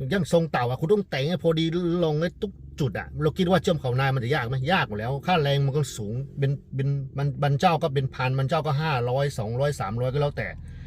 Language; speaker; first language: Thai; non-native, fluent; Chinese